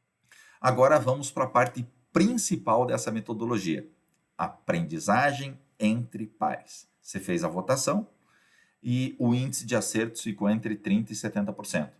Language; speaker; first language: Portuguese; native; Portuguese